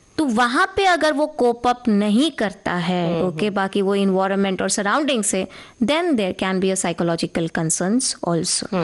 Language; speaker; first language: Hindi; native; Hindi